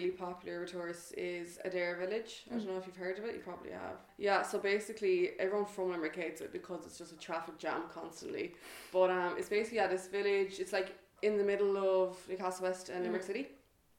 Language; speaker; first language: English; native; English